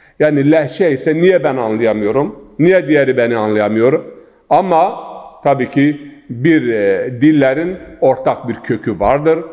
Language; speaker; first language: Turkish; non-native, local second language; Zaza